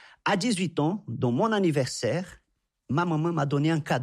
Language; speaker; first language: French; non-native, fluent; Portuguese